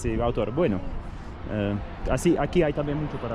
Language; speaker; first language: Spanish; non-native, fluent; Russian